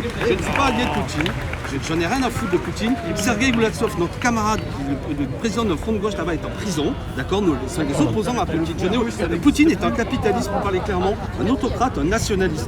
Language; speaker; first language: French; native; French